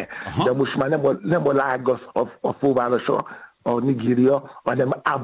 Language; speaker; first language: Hungarian; non-native, fluent; Yoruba